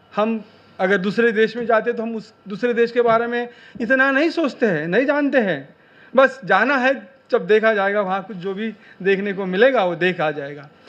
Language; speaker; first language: Hindi; non-native, local second language; Marathi